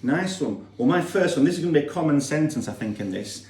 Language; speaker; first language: English; native; English